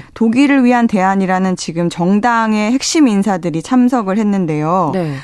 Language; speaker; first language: Korean; native; Korean